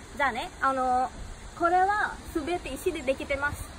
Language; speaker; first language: Japanese; non-native, fluent; Sinhala